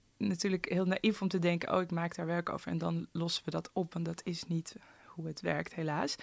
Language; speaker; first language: Dutch; early bilingual, other home language; Persian